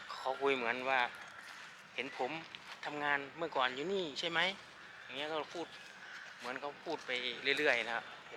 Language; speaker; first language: Thai; native; Thai